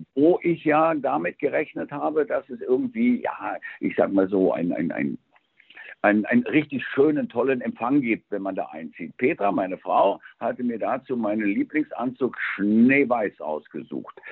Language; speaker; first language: German; early bilingual, other home language; Spanish